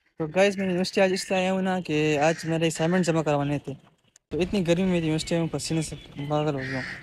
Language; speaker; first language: Urdu; non-native, local second language; Pashto